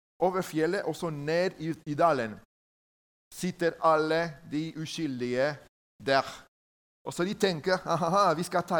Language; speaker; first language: Norwegian; non-native, learner; Spanish